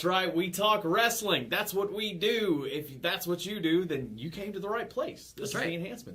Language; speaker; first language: English; native; English